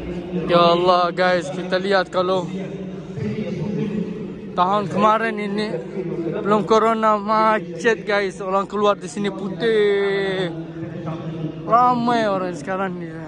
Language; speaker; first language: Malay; early bilingual, heritage; Malay